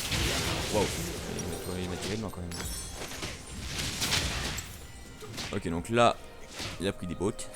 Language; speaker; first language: French; native; French